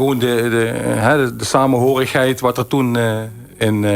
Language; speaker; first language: Dutch; native; Dutch